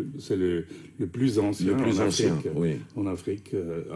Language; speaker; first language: French; non-native, fluent; English